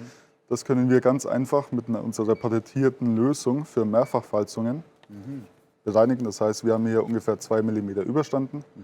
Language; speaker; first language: German; native; German